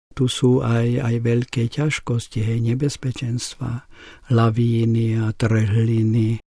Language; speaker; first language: Slovak; non-native, local second language; Hungarian